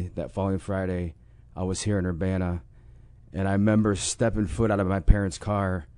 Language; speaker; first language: English; native; English